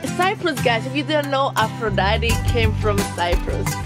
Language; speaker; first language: English; non-native, fluent; Greek